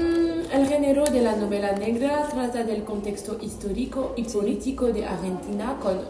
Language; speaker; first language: Spanish; non-native, learner; French